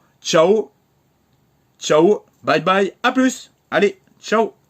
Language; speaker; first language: French; native; French